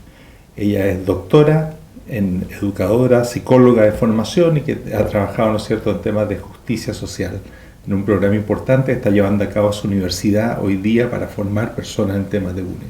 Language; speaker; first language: Spanish; native; Spanish